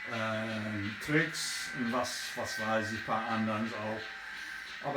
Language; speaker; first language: German; non-native, fluent; English